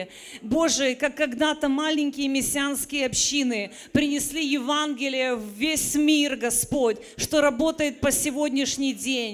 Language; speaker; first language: Russian; native; Russian